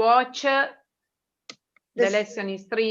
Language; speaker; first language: English; non-native, learner; Italian